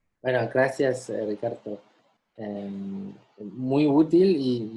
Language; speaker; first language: Spanish; non-native, fluent; Chinese